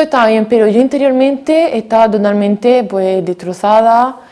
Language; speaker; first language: Spanish; native; Spanish